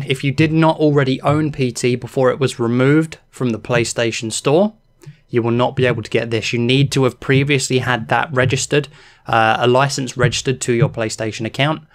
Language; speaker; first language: English; native; English